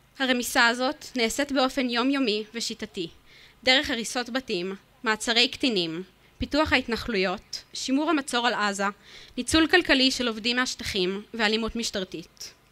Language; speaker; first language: Hebrew; native; Hebrew